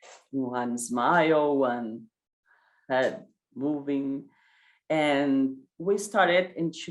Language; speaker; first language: English; non-native, learner; Portuguese